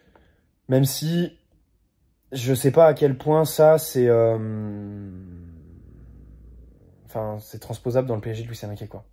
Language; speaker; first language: French; native; French